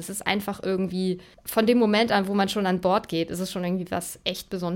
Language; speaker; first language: German; native; German